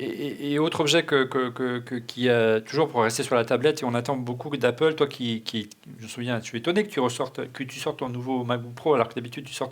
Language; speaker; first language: French; native; French